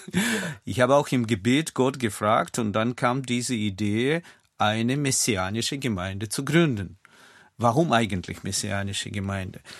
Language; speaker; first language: German; non-native, fluent; Russian